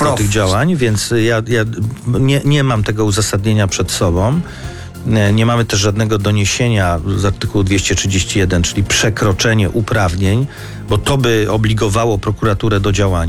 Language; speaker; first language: Polish; native; Polish